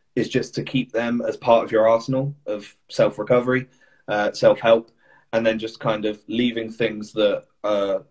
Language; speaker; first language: English; native; English